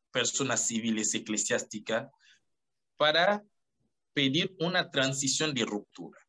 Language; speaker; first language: Spanish; non-native, fluent; Haitian Creole